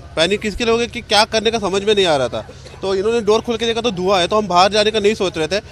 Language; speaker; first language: Hindi; non-native, local second language; Kannada